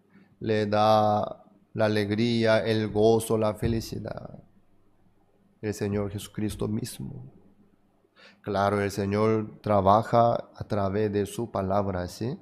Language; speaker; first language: Spanish; non-native, fluent; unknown